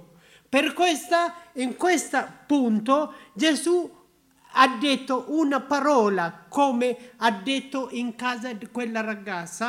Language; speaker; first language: Italian; non-native, learner; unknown